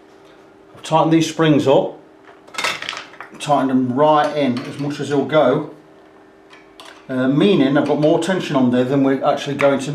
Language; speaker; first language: English; native; English